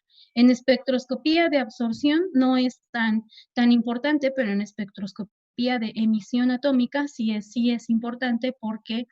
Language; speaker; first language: Spanish; native; Spanish